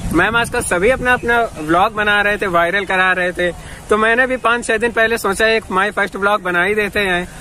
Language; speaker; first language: Hindi; native; Hindi